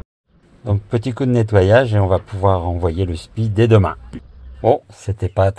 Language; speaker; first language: French; native; French